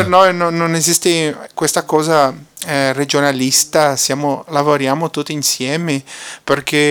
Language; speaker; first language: Italian; non-native, fluent; Portuguese